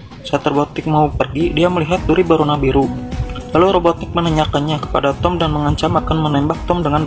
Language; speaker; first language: Indonesian; native; Indonesian